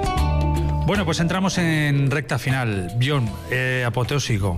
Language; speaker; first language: Spanish; native; Spanish